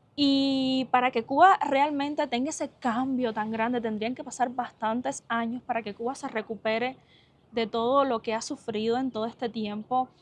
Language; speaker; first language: Spanish; native; Spanish